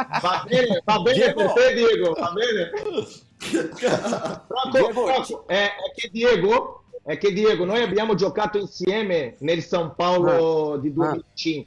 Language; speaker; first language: Italian; non-native, fluent; Portuguese